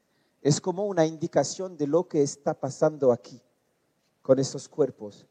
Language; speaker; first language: Spanish; non-native, learner; French